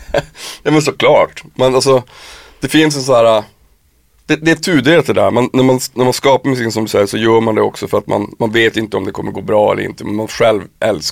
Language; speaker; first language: Swedish; native; Swedish